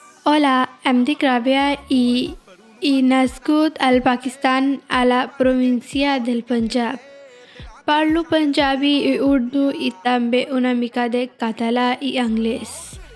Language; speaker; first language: Catalan; non-native, learner; Punjabi